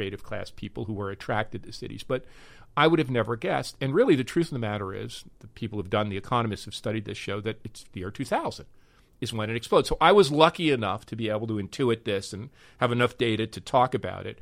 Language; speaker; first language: English; native; English